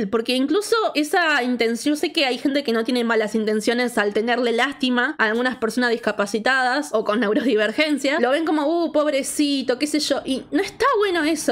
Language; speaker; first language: Spanish; native; Spanish